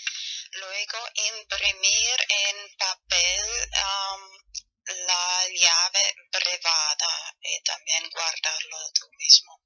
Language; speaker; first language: Spanish; non-native, fluent; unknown